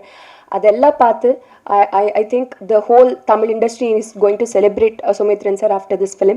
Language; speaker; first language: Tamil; non-native, learner; Telugu